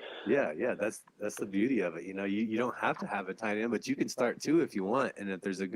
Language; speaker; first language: English; native; English